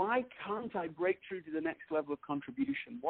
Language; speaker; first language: English; native; English